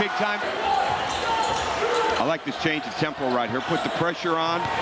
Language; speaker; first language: English; native; English